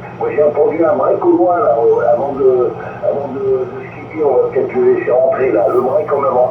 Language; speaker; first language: French; native; French